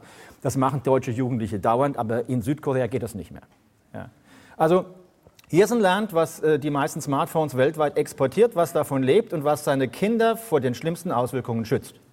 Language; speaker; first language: German; native; German